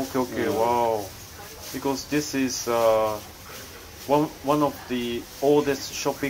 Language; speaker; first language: English; non-native, fluent; Japanese